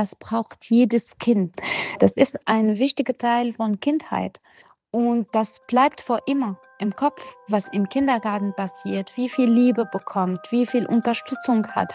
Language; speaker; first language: German; non-native, learner; Arabic